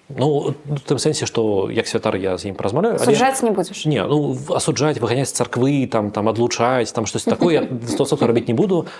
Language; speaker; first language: Belarusian; non-native, local second language; Russian